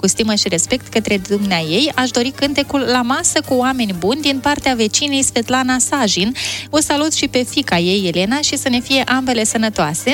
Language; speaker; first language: Romanian; native; Romanian